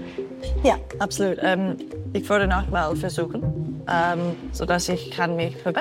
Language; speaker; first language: German; non-native, learner; English